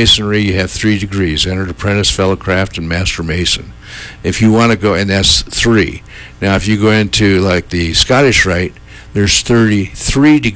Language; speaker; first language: English; native; English